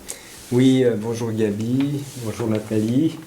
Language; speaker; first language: French; native; French